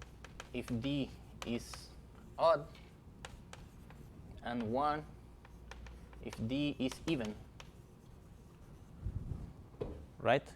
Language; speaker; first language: English; non-native, fluent; Spanish